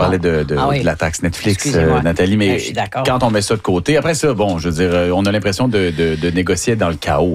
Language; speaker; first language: French; native; French